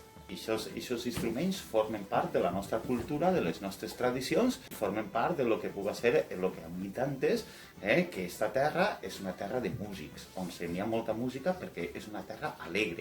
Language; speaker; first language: Catalan; native; Catalan